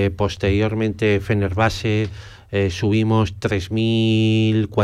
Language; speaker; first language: Spanish; native; Spanish